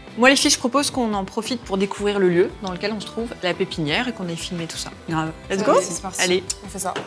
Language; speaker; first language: French; native; French